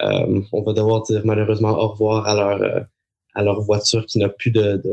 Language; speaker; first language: French; native; French